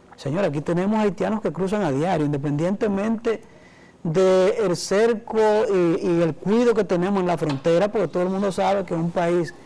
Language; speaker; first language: Spanish; native; Spanish